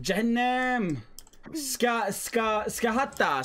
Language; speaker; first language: English; non-native, fluent; Swedish